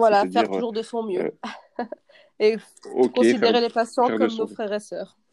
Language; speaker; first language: French; native; French